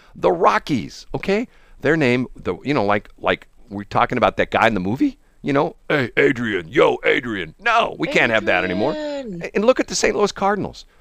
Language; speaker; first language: English; early bilingual, other home language; German